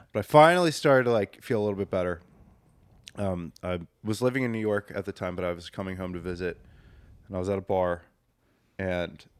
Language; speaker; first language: English; native; English